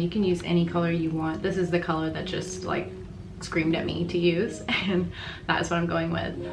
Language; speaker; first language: English; native; English